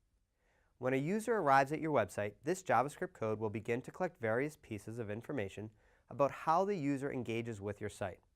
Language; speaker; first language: English; native; English